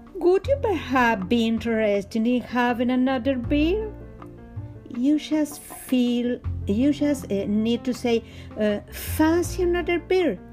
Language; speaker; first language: English; non-native, learner; Spanish